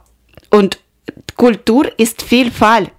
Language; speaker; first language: German; non-native, learner; Ukrainian